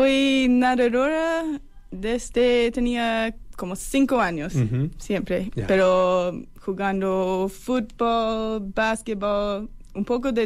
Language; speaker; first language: Spanish; non-native, fluent; English